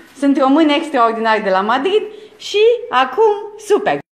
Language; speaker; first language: Romanian; native; Romanian